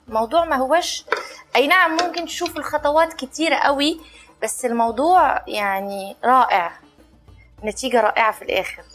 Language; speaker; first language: Arabic; native; Arabic